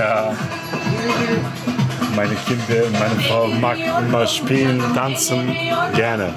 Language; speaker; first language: German; non-native, learner; Turkish